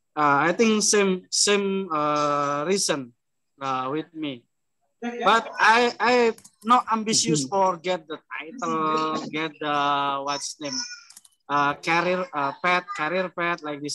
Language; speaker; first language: English; non-native, learner; Indonesian